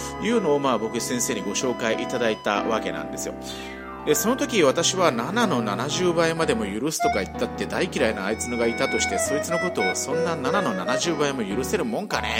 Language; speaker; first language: Japanese; native; Japanese